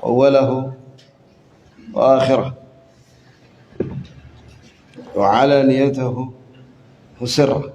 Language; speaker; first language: Arabic; non-native, fluent; Indonesian